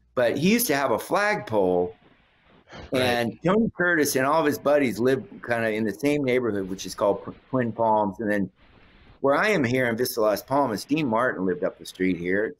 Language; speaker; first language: English; native; English